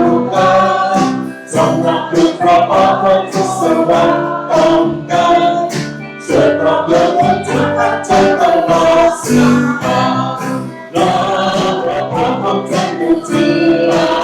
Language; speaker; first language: Thai; native; Thai